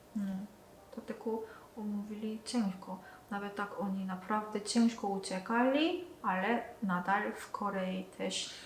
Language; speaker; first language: Polish; non-native, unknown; Korean